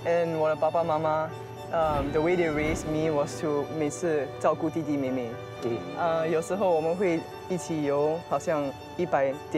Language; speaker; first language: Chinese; early bilingual, other home language; English